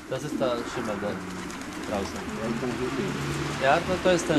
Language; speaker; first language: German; non-native, fluent; Polish